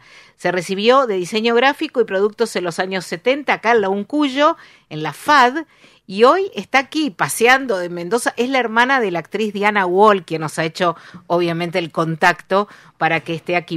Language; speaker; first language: Spanish; native; Spanish